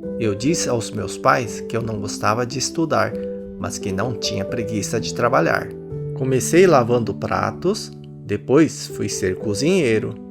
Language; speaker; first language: Portuguese; early bilingual, other home language; Japanese